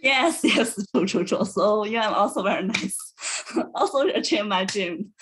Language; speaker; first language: English; non-native, learner; Chinese